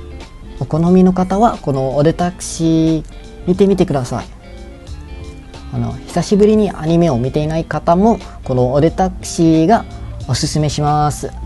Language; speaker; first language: Japanese; non-native, fluent; Malay